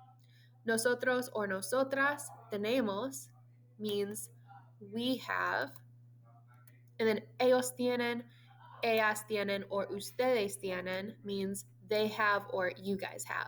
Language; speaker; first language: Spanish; non-native, fluent; English